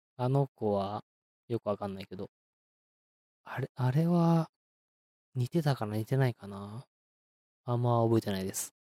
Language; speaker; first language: Japanese; native; Japanese